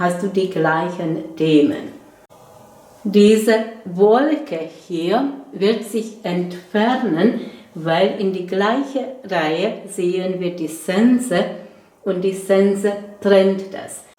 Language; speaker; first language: German; non-native, fluent; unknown